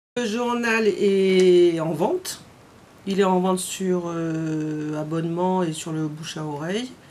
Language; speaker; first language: French; native; French